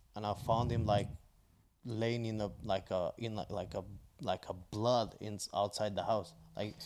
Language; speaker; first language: English; non-native, fluent; Bulgarian